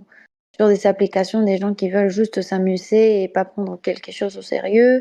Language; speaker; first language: French; non-native, fluent; Spanish